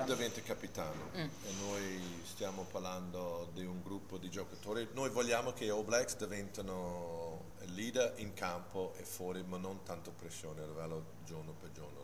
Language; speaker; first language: Italian; non-native, fluent; English